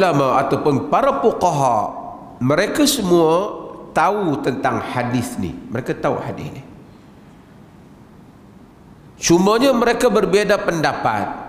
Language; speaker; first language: Malay; native; Malay